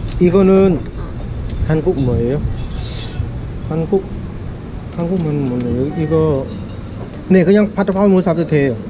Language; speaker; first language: Korean; non-native, learner; Thai